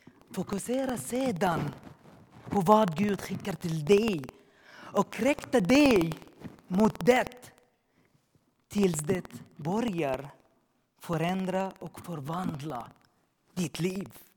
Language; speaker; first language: Swedish; non-native, learner; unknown